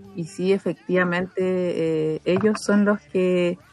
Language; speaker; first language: Spanish; non-native, local second language; Aymara